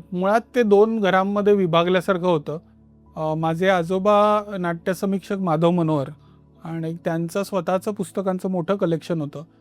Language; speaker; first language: Marathi; native; Marathi